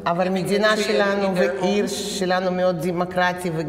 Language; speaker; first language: Hebrew; non-native, fluent; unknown